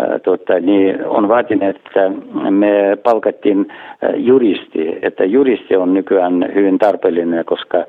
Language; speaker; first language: Finnish; non-native, fluent; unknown